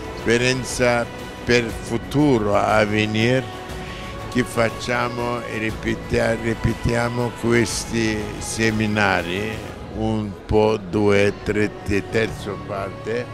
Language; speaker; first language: Italian; non-native, learner; Turkish